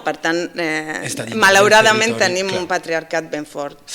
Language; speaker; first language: Catalan; non-native, fluent; Basque